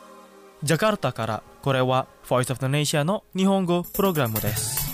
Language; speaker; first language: Japanese; non-native, fluent; Indonesian